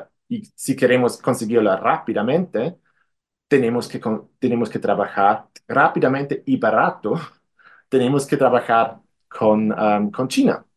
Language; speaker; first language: Spanish; non-native, fluent; German